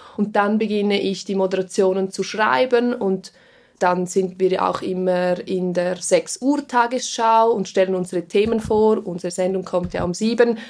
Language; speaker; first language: German; non-native, fluent; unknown